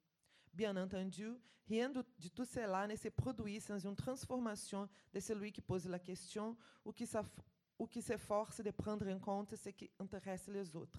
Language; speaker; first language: French; non-native, fluent; Portuguese